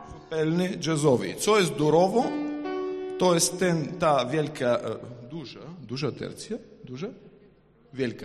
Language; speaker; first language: Polish; non-native, fluent; Ukrainian